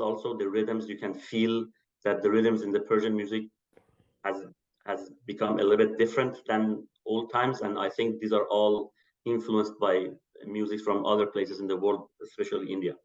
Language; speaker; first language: English; non-native, fluent; Persian